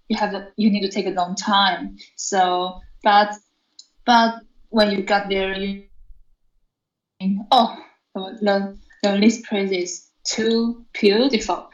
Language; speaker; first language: English; non-native, learner; Chinese